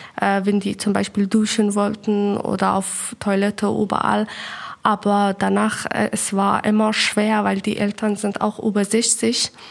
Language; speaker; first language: German; non-native, learner; Persian